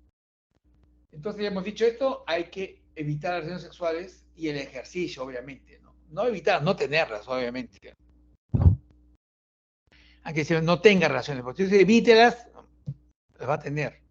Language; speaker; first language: Spanish; native; Spanish